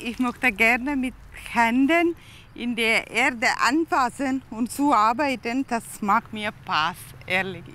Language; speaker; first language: German; non-native, learner; Tamil